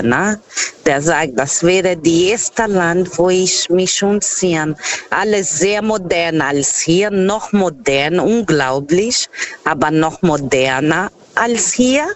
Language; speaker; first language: German; non-native, fluent; Portuguese